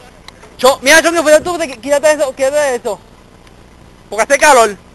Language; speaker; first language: Spanish; native; Spanish